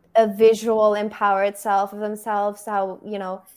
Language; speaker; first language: English; non-native, fluent; German